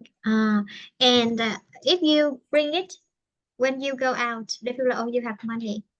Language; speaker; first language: English; non-native, fluent; Vietnamese